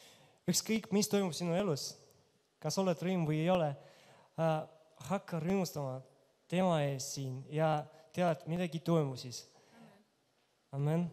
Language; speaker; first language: Estonian; non-native, local second language; Russian